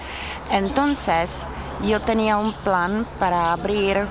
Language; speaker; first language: Spanish; non-native, learner; Czech